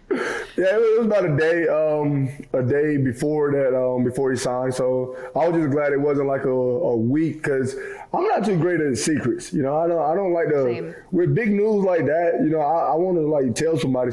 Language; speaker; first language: English; native; English